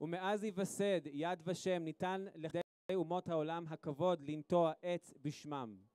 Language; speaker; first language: Hebrew; native; Hebrew